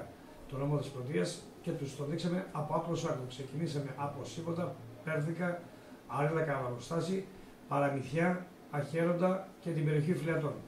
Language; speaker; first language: Greek; native; Greek